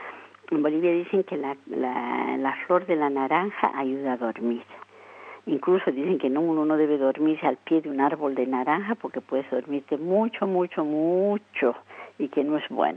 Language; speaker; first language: Spanish; native; Spanish